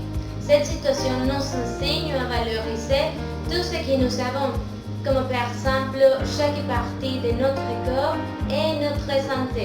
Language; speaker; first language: French; non-native, fluent; Spanish